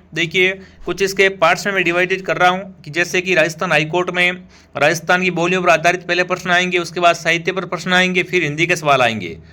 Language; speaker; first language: Hindi; native; Hindi